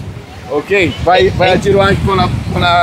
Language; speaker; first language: Italian; native; Italian